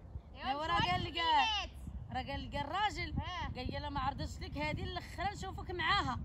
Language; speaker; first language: Arabic; native; Arabic